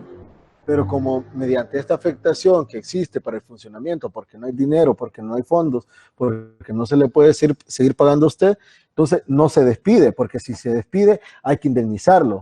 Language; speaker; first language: Spanish; native; Spanish